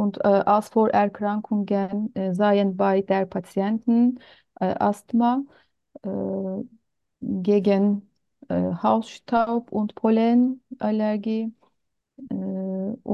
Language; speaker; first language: German; non-native, learner; Turkish